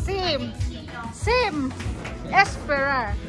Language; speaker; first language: Portuguese; non-native, learner; Filipino